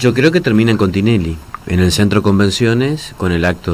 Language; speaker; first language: Spanish; native; Spanish